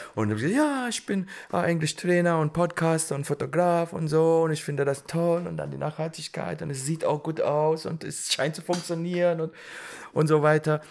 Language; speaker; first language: German; non-native, fluent; English